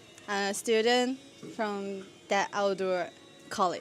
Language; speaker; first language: English; non-native, learner; Chinese